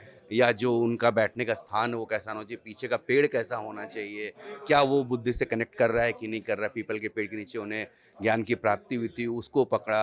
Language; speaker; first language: Hindi; native; Hindi